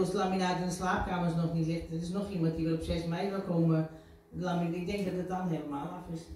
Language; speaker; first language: Dutch; native; Dutch